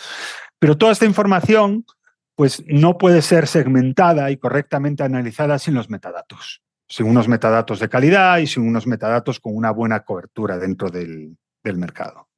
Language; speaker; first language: Spanish; native; Spanish